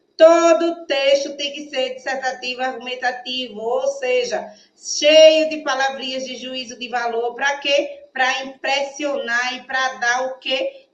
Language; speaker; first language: Portuguese; native; Portuguese